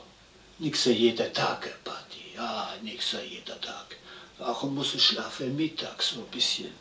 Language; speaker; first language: German; non-native, learner; Italian